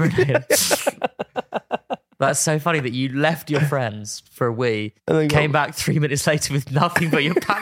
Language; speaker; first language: English; native; English